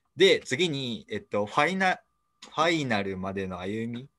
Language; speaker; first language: Japanese; native; Japanese